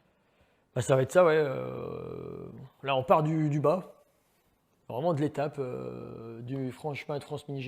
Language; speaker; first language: French; native; French